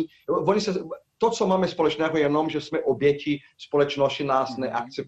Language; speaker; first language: Czech; non-native, fluent; Portuguese